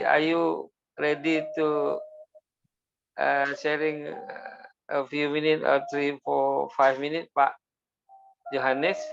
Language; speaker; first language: English; non-native, learner; Malay